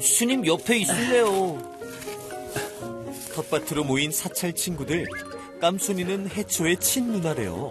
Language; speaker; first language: Korean; native; Korean